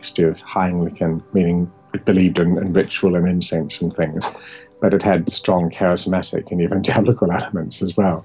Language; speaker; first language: English; native; English